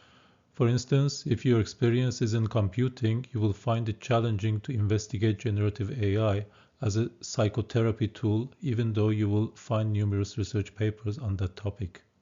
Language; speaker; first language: English; non-native, fluent; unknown